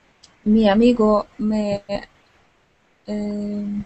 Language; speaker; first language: Spanish; non-native, learner; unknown